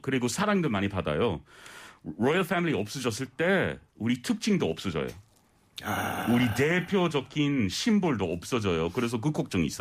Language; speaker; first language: Korean; non-native, learner; English